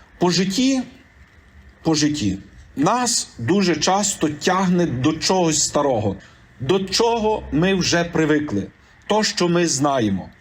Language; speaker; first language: Ukrainian; native; Ukrainian